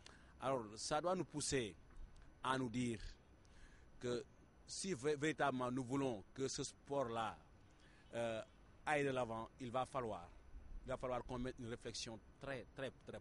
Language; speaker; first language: French; non-native, local second language; Wolof